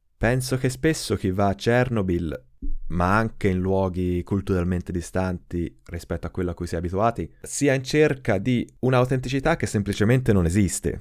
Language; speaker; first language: Italian; native; Italian